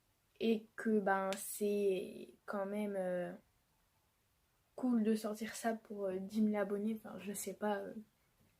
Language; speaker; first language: French; native; French